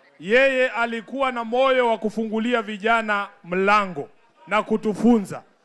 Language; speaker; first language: Swahili; non-native, local second language; Luyia